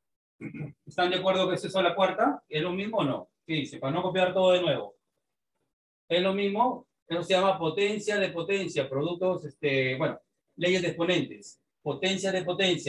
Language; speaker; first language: Spanish; native; Spanish